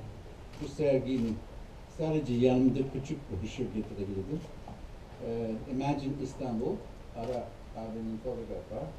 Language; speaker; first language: Turkish; non-native, fluent; English